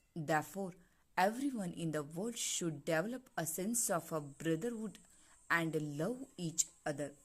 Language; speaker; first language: English; non-native, local second language; Kannada